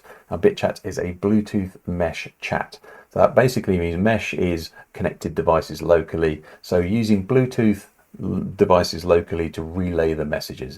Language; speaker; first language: English; native; English